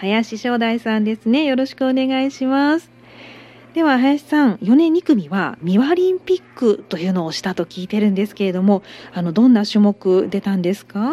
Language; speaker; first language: Japanese; native; Japanese